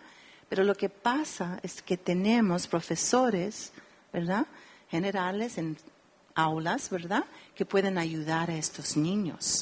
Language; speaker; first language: Spanish; early bilingual, heritage; Spanish